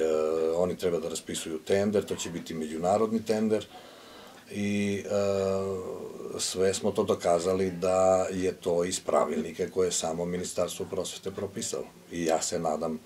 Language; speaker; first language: Croatian; native; Croatian